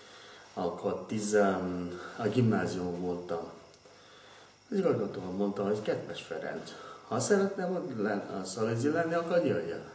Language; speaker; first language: Hungarian; non-native, learner; Vietnamese